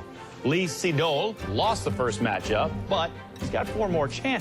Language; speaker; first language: English; native; English